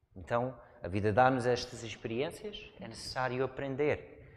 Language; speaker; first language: Portuguese; non-native, fluent; English